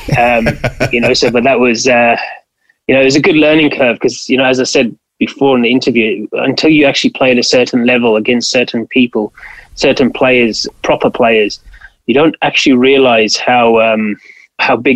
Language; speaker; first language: English; native; English